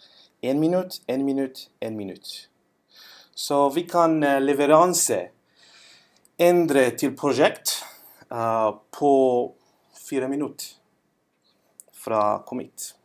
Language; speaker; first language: Norwegian; non-native, learner; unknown